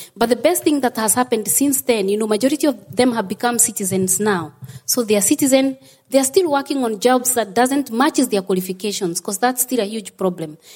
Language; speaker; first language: English; non-native, local second language; Kikuyu